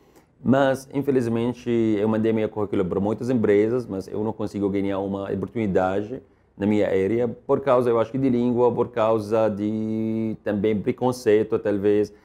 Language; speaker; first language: Portuguese; non-native, learner; Arabic